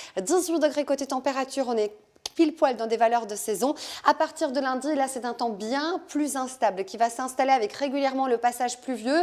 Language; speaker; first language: French; native; French